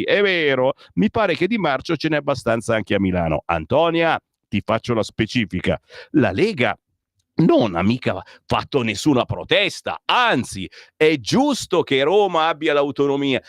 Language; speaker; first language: Italian; native; Italian